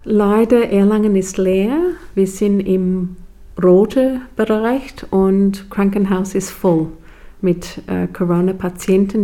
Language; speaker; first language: German; non-native, fluent; English